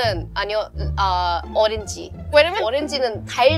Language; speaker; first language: Korean; non-native, fluent; Thai